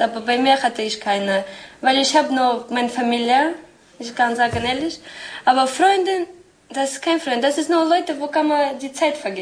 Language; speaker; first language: German; non-native, learner; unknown